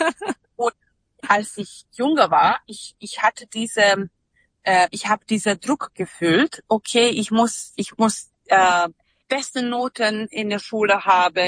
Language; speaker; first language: German; non-native, fluent; Serbian